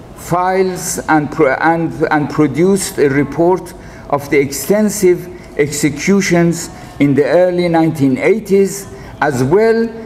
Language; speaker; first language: English; non-native, fluent; Persian